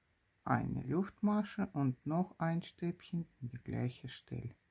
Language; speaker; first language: German; non-native, fluent; Russian